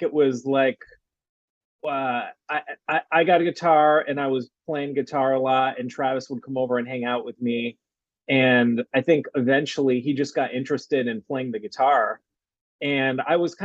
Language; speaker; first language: English; native; English